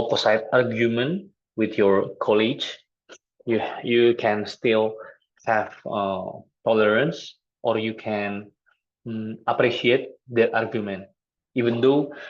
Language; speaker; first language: English; non-native, fluent; Indonesian